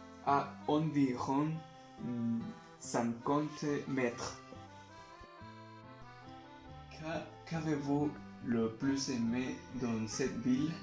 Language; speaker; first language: French; non-native, learner; Spanish